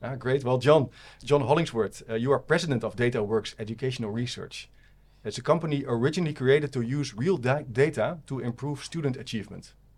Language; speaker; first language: English; non-native, fluent; Dutch